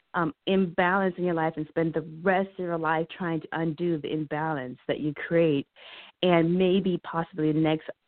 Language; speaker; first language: English; early bilingual, heritage; Lao